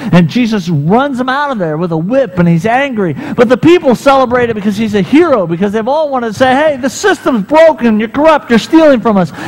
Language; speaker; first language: English; native; English